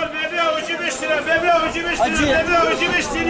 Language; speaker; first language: Turkish; native; Turkish